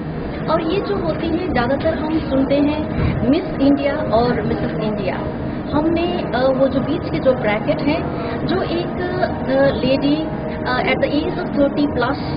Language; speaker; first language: Hindi; early bilingual, heritage; Hindi